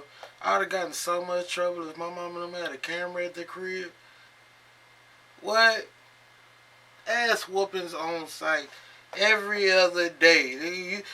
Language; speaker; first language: English; native; English